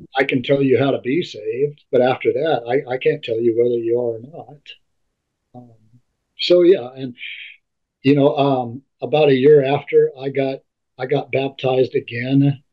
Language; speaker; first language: English; native; English